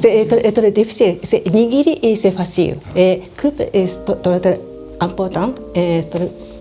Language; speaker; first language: French; non-native, learner; Japanese